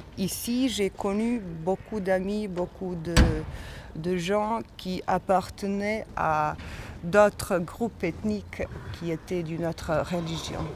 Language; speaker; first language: French; non-native, fluent; Bosnian